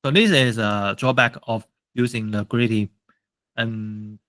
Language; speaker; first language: English; non-native, fluent; Chinese